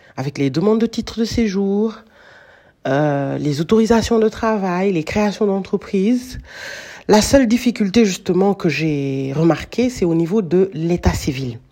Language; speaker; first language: French; non-native, local second language; Wolof